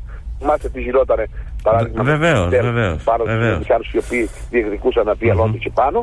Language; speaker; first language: Greek; native; Greek